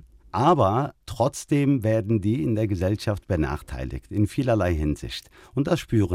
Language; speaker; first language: German; early bilingual, other home language; Turkish